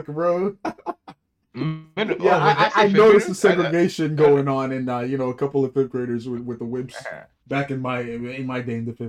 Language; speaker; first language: English; non-native, local second language; Yoruba